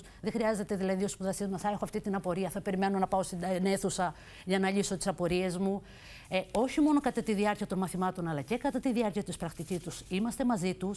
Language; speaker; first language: Greek; native; Greek